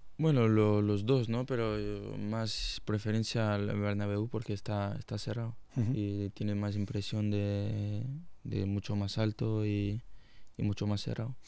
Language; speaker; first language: Spanish; non-native, fluent; French